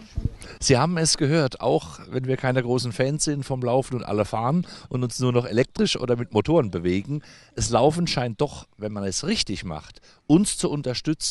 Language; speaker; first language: German; native; German